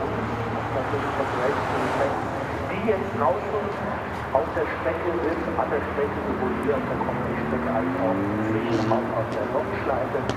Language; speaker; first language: German; native; German